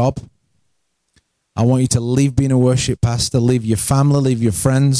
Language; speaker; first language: English; native; English